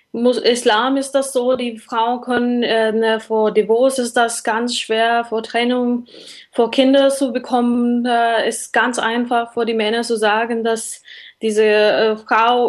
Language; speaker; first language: German; non-native, learner; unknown